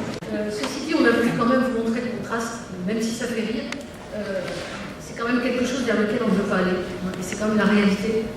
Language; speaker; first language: French; native; French